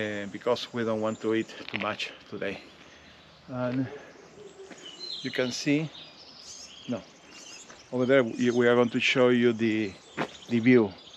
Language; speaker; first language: English; non-native, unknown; Italian